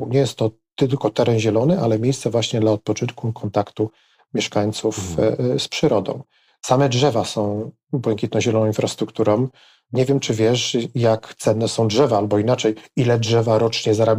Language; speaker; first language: Polish; native; Polish